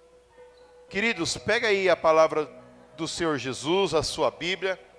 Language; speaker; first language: Portuguese; native; Portuguese